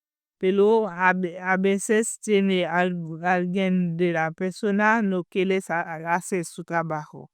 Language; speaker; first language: Spanish; non-native, learner; Haitian Creole